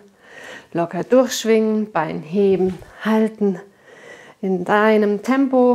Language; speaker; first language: German; native; German